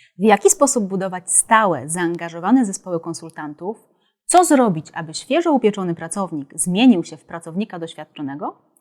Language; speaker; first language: Polish; native; Polish